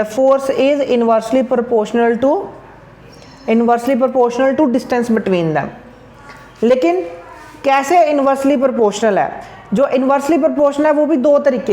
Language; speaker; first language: Hindi; non-native, local second language; Punjabi